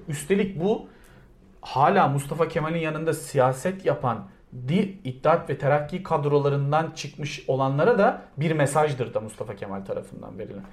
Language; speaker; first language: Turkish; native; Turkish